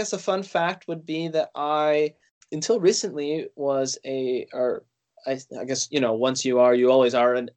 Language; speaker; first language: English; native; English